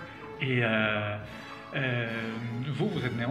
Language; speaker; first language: French; native; French